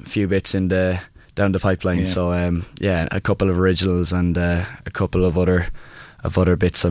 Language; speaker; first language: English; native; English